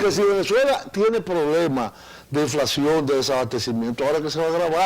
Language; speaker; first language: Spanish; native; Spanish